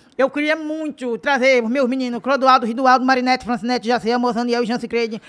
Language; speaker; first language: Portuguese; native; Portuguese